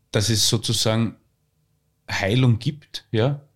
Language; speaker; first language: German; native; German